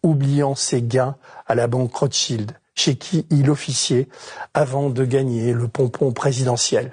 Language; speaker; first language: French; native; French